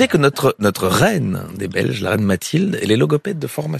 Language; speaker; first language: French; native; French